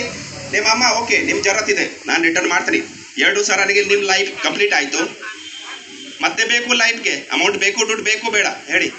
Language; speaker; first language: Kannada; non-native, learner; Hindi